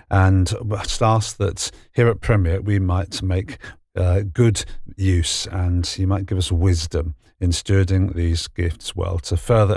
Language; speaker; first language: English; native; English